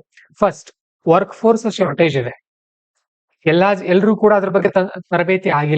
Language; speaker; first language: Kannada; native; Kannada